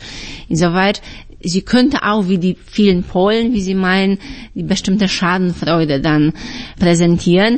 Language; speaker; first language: German; non-native, fluent; Polish